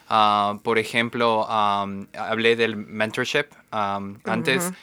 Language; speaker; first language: Spanish; native; Spanish